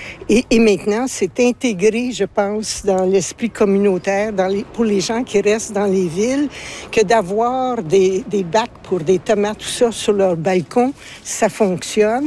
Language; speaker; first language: French; native; French